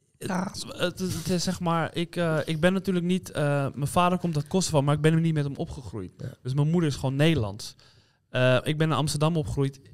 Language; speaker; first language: Dutch; native; Dutch